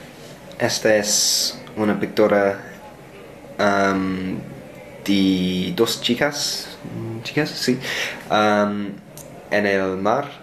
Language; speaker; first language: Spanish; non-native, learner; English